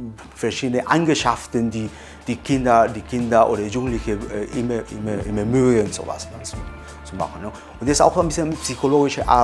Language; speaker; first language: German; non-native, fluent; Spanish